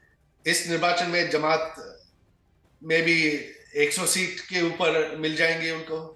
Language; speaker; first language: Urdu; non-native, fluent; Bangla